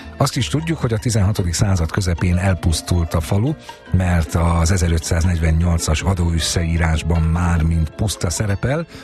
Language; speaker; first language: Hungarian; native; Hungarian